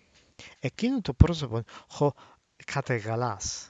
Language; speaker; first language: Greek; non-native, fluent; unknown